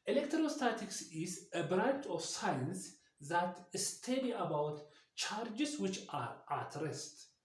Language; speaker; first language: English; non-native, local second language; Amharic